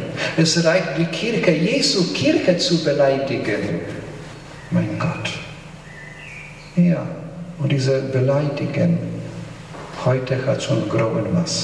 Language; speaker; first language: German; non-native, fluent; Polish